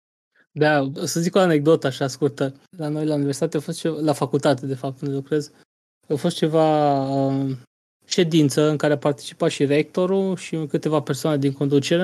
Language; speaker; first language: Romanian; native; Romanian